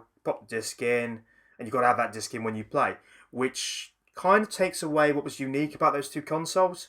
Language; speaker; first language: English; native; English